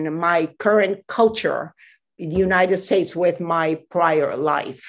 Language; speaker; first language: English; non-native, fluent; Spanish